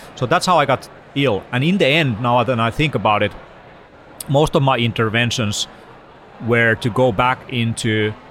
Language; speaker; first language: English; non-native, fluent; Finnish